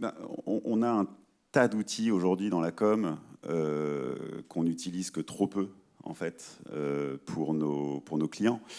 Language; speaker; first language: French; native; French